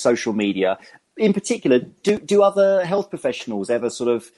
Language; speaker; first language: English; native; English